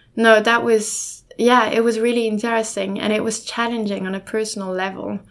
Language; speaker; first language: English; non-native, fluent; German